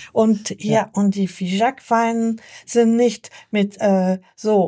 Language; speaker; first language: German; non-native, learner; French